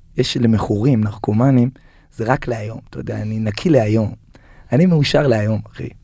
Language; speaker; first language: Hebrew; native; Hebrew